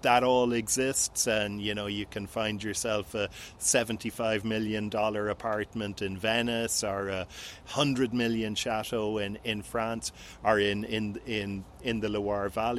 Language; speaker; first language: English; native; English